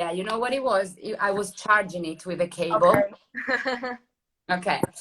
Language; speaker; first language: English; non-native, fluent; Italian